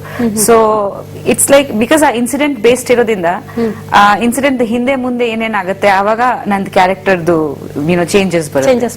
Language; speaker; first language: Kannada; non-native, fluent; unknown